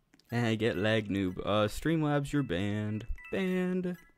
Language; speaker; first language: English; native; English